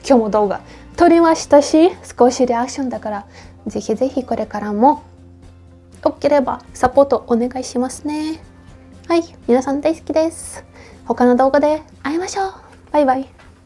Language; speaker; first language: Japanese; non-native, fluent; Norwegian